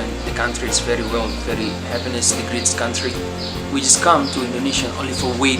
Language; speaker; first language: English; non-native, learner; Arabic